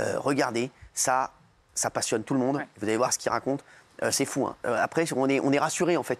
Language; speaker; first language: French; native; French